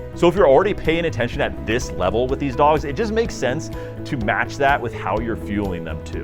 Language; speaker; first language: English; native; English